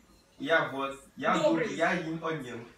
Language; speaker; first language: Russian; non-native, learner; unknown